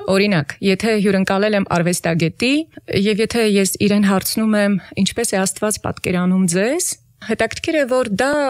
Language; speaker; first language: Armenian; native; Armenian